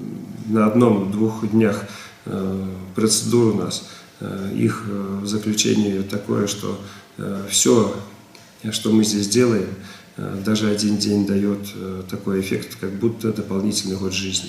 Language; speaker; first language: Russian; native; Russian